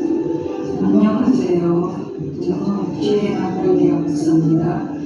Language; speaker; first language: Korean; non-native, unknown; Russian